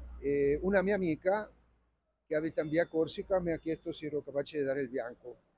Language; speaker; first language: Italian; non-native, fluent; Spanish